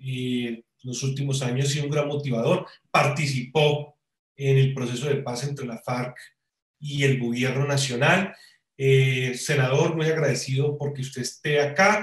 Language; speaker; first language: Spanish; native; Spanish